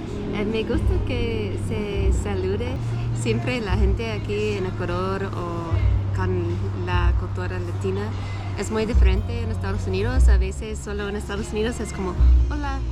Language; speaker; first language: Spanish; non-native, learner; English